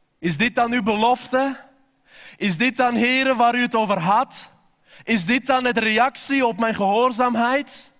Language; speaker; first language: Dutch; non-native, fluent; Armenian